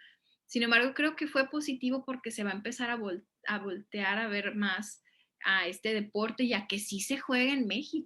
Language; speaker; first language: Spanish; native; Spanish